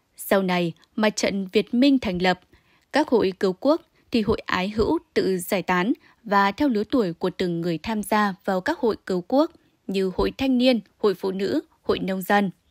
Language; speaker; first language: Vietnamese; native; Vietnamese